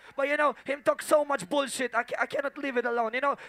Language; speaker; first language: English; non-native, fluent; Polish